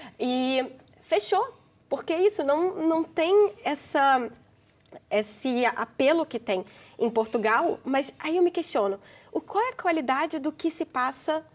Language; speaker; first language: Portuguese; native; Portuguese